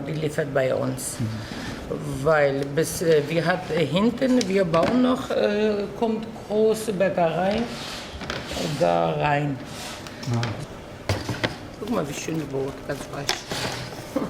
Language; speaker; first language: German; non-native, learner; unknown